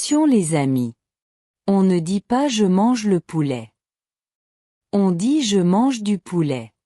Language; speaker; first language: French; non-native, local second language; Arabic